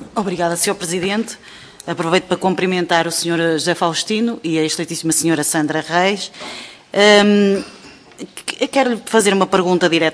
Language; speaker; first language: Portuguese; native; Portuguese